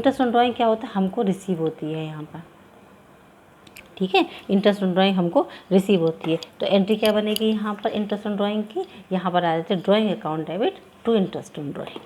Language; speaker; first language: Hindi; native; Hindi